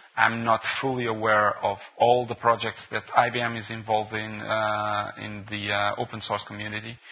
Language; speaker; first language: English; non-native, fluent; Portuguese